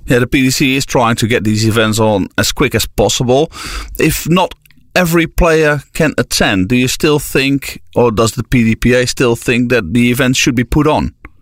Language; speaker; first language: English; non-native, fluent; Dutch